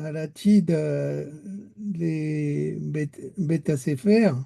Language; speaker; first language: Hebrew; non-native, learner; French